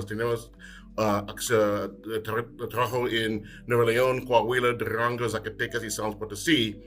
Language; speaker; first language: Spanish; non-native, fluent; English